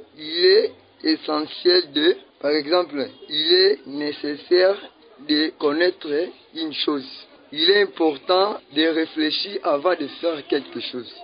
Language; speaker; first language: French; non-native, learner; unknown